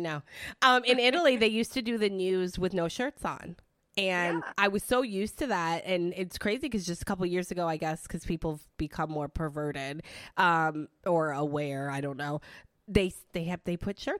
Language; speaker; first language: English; early bilingual, other home language; Italian